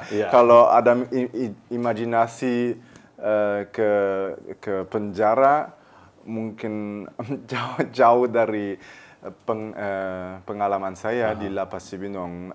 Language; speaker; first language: Indonesian; early bilingual, heritage; German